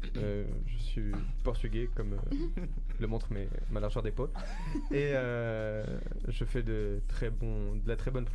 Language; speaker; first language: French; native; French